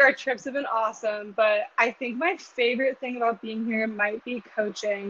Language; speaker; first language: English; native; English